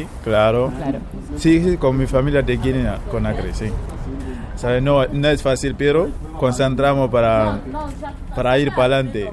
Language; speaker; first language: Spanish; non-native, learner; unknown